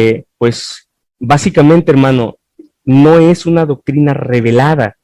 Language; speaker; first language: Spanish; native; Spanish